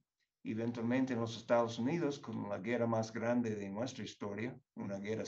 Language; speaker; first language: Spanish; non-native, fluent; English